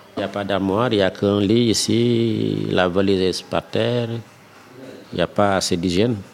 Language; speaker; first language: French; non-native, local second language; Wolof